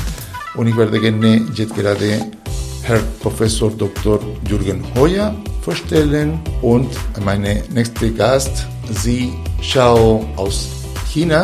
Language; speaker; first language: German; non-native, fluent; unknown